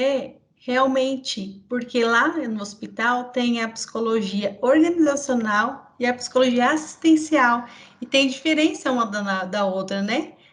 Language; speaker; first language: Portuguese; native; Portuguese